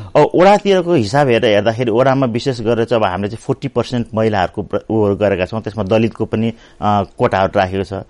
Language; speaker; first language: Nepali; native; Nepali